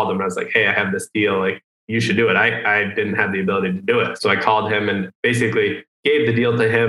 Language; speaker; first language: English; native; English